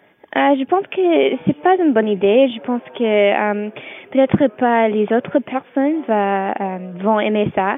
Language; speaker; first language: French; non-native, learner; English